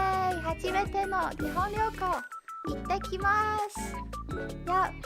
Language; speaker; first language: Japanese; non-native, learner; Chinese